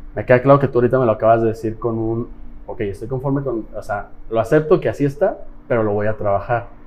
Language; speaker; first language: Spanish; native; Spanish